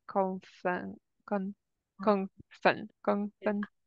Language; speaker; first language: Chinese; non-native, learner; English